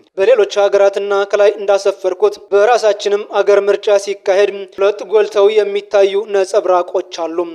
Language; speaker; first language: Amharic; native; Amharic